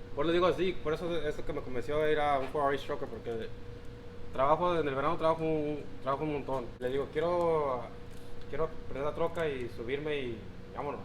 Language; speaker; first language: Spanish; early bilingual, heritage; Spanish